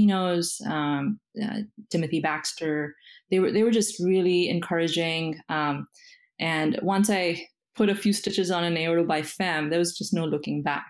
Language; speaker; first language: English; non-native, local second language; Hindi